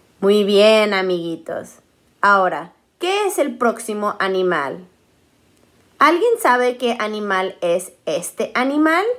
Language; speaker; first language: Spanish; early bilingual, heritage; Spanish